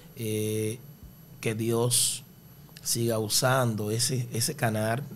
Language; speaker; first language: Spanish; early bilingual, other home language; Haitian Creole